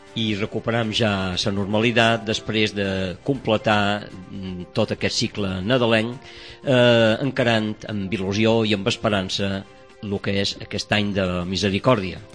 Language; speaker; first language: Catalan; native; Catalan